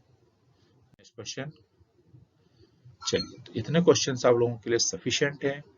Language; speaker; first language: Hindi; native; Hindi